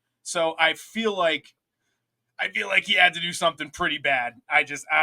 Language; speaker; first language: English; native; English